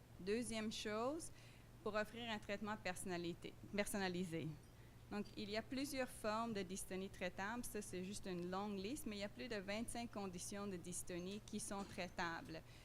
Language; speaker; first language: French; non-native, fluent; Dutch